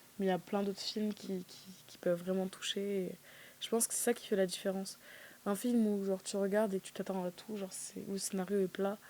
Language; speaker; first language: French; non-native, local second language; Arabic